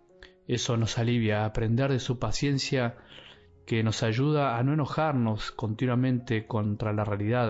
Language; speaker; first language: Spanish; native; Spanish